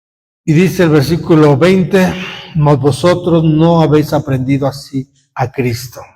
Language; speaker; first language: Spanish; native; Spanish